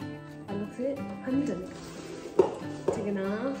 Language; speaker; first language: Hindi; non-native, local second language; Tibetan